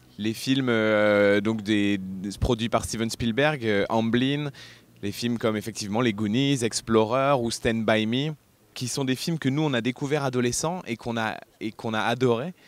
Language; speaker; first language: French; native; French